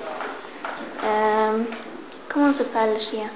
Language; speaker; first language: French; non-native, learner; English